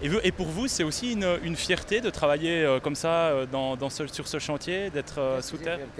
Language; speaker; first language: French; native; French